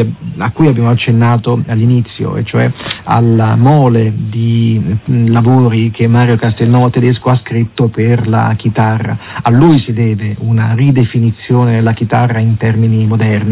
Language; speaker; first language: Italian; native; Italian